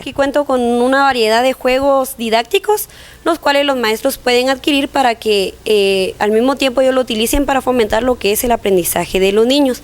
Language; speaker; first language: Spanish; native; Spanish